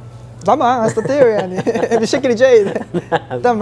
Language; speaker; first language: Arabic; non-native, learner; Japanese